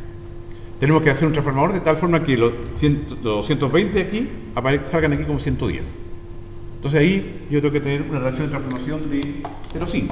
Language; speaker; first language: Spanish; native; Spanish